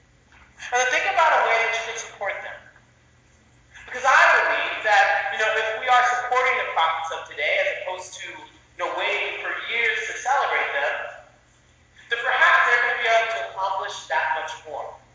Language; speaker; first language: English; native; English